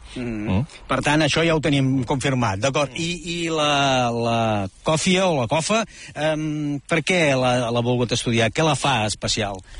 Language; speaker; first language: Catalan; native; Catalan